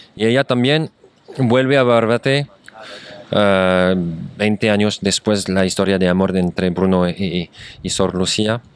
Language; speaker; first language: Spanish; non-native, fluent; French